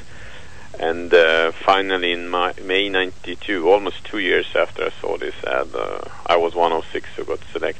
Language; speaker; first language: English; non-native, fluent; Swedish